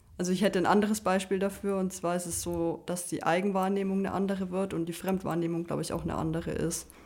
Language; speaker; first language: German; native; German